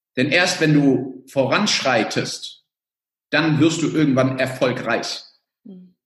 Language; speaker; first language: German; early bilingual, other home language; Spanish